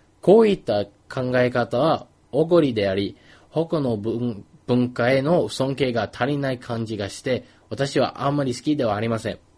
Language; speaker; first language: Japanese; non-native, fluent; English